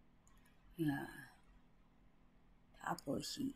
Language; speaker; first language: Cantonese; non-native, learner; Japanese